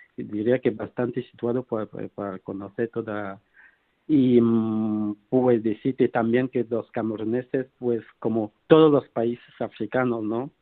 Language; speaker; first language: Spanish; non-native, fluent; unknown